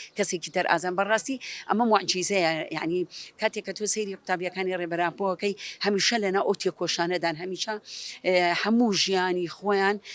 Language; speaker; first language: Central Kurdish; native; Central Kurdish